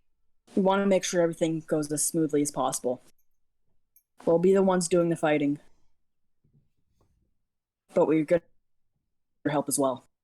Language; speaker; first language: English; native; English